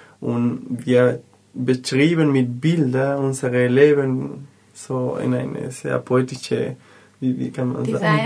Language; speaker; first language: German; non-native, learner; Spanish